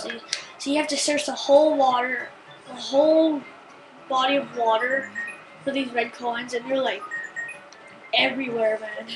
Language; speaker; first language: English; native; English